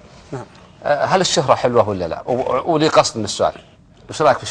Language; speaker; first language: Arabic; native; Arabic